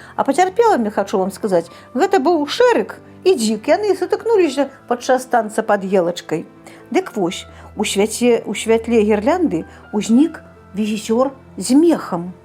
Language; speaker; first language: Belarusian; native; Belarusian